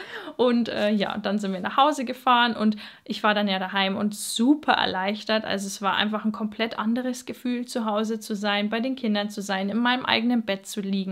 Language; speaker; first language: German; native; German